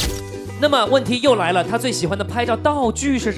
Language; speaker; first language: Chinese; native; Chinese